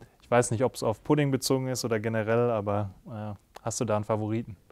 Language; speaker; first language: German; native; German